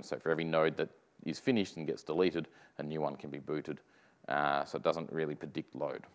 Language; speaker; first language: English; native; English